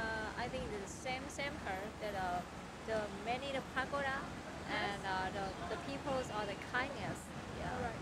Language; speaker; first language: English; non-native, learner; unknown